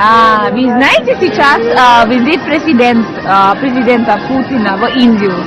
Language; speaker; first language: Russian; non-native, learner; Hindi